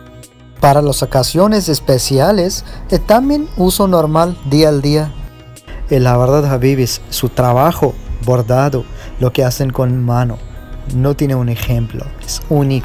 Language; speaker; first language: Spanish; non-native, fluent; Urdu